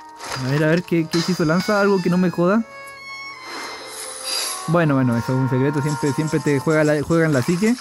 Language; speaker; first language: Spanish; native; Spanish